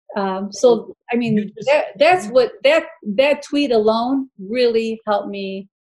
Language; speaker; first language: English; early bilingual, other home language; Spanish